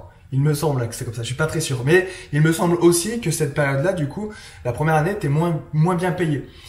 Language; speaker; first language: French; native; French